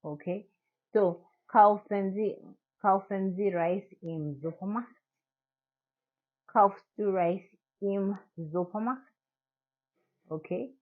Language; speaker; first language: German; non-native, learner; English